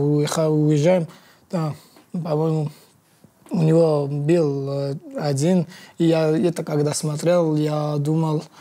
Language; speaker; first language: Russian; non-native, learner; Georgian